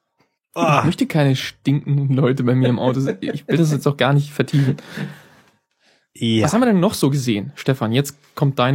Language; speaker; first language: German; native; German